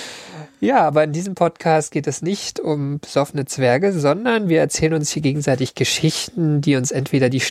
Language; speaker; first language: German; native; German